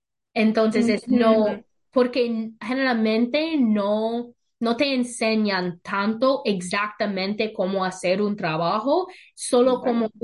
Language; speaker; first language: Spanish; non-native, learner; English